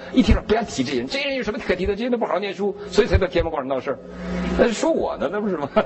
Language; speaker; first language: Chinese; native; Chinese